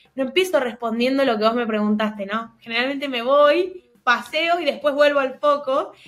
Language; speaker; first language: Spanish; native; Spanish